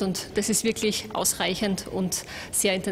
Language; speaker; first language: German; native; German